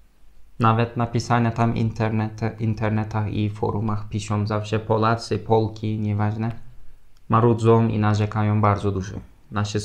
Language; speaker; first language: Polish; non-native, fluent; Turkish